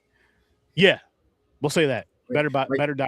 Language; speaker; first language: English; native; English